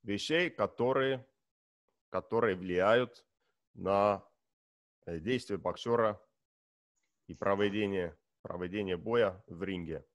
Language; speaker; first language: Russian; non-native, learner; Estonian